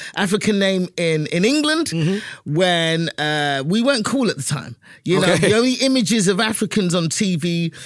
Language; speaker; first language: English; native; English